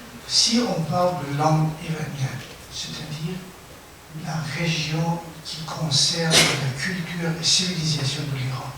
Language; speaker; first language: French; non-native, fluent; Persian